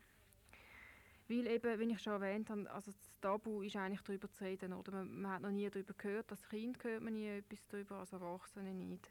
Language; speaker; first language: German; native; German